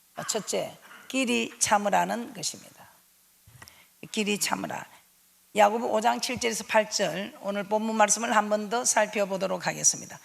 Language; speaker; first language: Korean; native; Korean